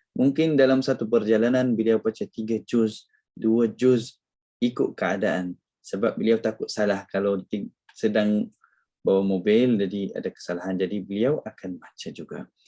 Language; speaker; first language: Malay; non-native, fluent; Arabic